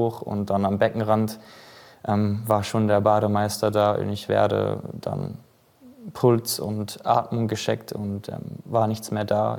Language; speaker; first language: German; native; German